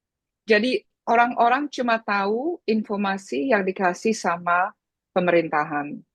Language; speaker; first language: Indonesian; early bilingual, heritage; Indonesian